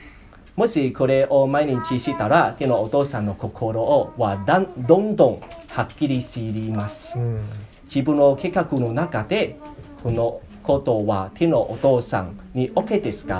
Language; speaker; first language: Japanese; non-native, learner; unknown